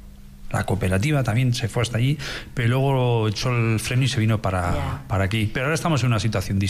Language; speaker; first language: Spanish; native; Spanish